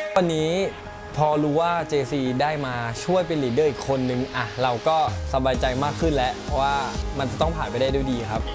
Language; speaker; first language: Thai; native; Thai